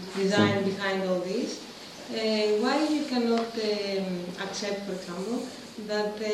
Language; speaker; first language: English; non-native, fluent; Greek